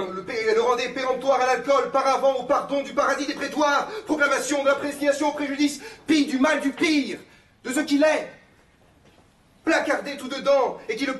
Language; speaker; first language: French; native; French